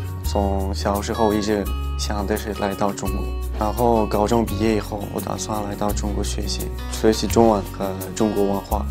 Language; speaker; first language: Chinese; non-native, fluent; Tajik